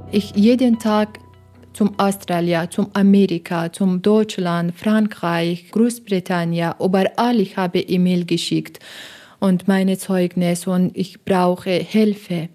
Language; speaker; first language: German; non-native, learner; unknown